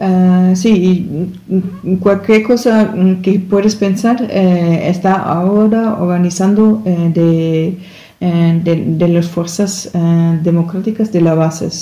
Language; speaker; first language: Spanish; non-native, learner; German